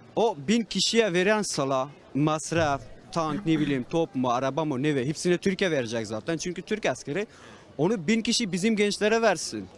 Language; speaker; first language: Turkish; non-native, fluent; Persian